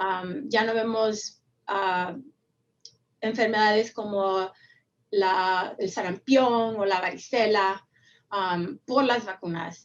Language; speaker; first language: Spanish; early bilingual, heritage; Spanish